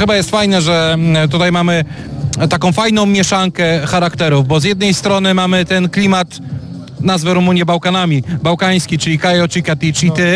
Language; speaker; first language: Polish; native; Polish